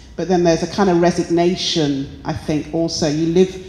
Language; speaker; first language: English; native; English